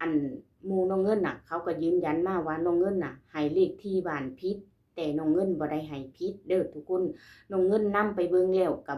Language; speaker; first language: Thai; non-native, local second language; Lao